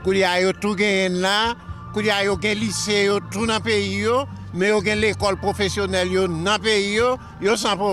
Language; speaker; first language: French; non-native, local second language; Haitian Creole